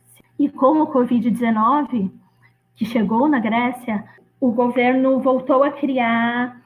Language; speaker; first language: Portuguese; non-native, fluent; Greek